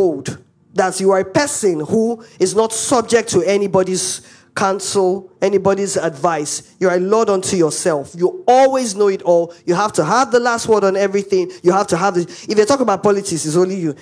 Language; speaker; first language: English; non-native, local second language; Igbo